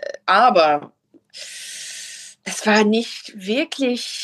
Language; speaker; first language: German; non-native, fluent; English